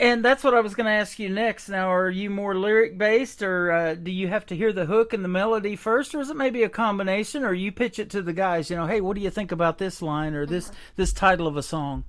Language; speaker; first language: English; native; English